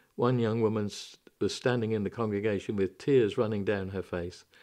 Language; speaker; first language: English; native; English